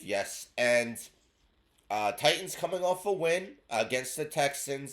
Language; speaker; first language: English; native; English